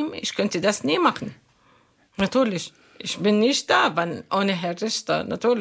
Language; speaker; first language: German; non-native, learner; Arabic